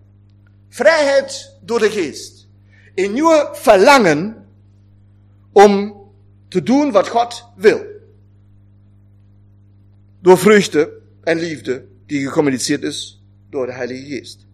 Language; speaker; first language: Dutch; non-native, fluent; German